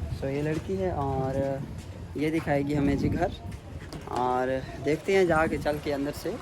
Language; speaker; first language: Urdu; non-native, local second language; Saraiki